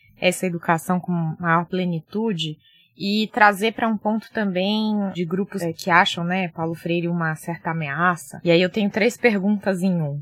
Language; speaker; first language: Portuguese; native; Portuguese